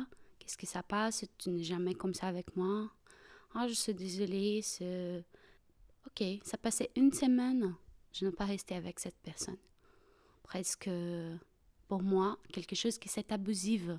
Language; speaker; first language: French; non-native, fluent; Portuguese